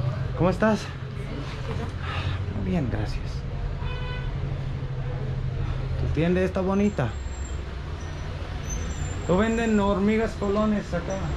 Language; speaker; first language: Spanish; non-native, learner; English